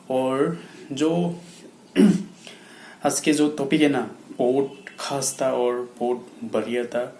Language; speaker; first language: Hindi; non-native, local second language; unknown